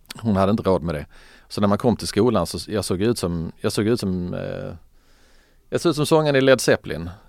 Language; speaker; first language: Swedish; early bilingual, other home language; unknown